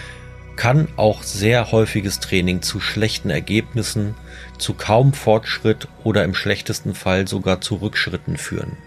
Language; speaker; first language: German; native; German